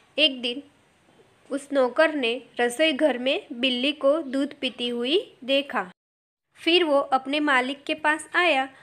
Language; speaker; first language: Hindi; non-native, local second language; Gujarati